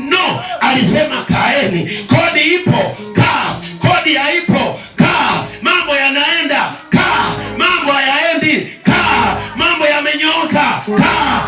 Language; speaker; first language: Swahili; native; Swahili